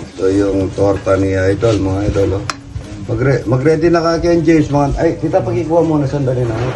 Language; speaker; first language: Filipino; non-native, local second language; Pampanga